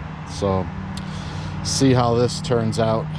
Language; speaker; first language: English; native; English